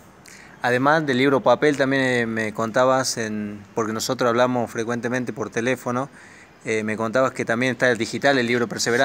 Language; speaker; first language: Spanish; native; Spanish